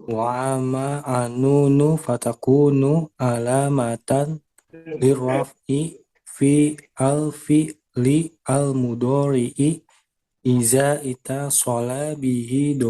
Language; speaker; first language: Arabic; non-native, learner; Indonesian